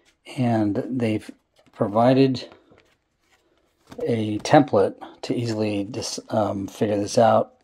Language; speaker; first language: English; native; English